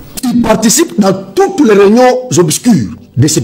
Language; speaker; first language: French; non-native, local second language; Lingala